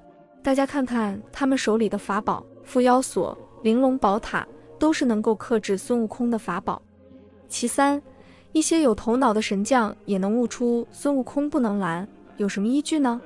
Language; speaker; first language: Chinese; native; Chinese